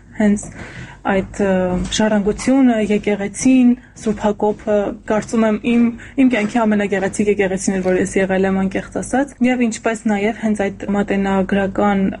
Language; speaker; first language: Armenian; native; Armenian